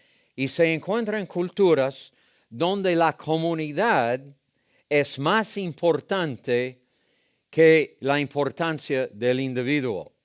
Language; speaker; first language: Spanish; non-native, fluent; English